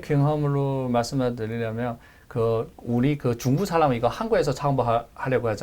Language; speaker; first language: Korean; non-native, learner; Chinese